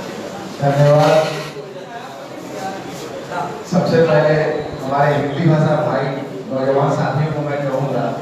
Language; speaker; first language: Hindi; native; Hindi